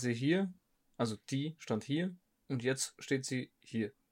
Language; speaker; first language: German; native; German